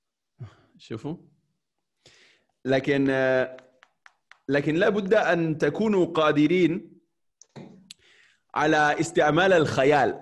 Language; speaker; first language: Arabic; non-native, fluent; English